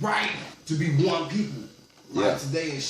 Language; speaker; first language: English; native; English